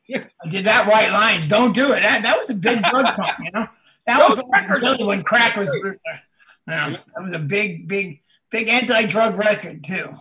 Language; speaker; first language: English; native; English